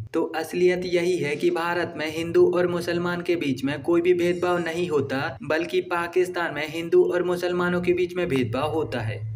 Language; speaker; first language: Hindi; native; Hindi